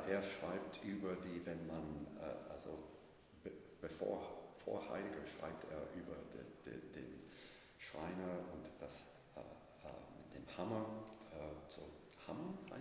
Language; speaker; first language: German; non-native, fluent; English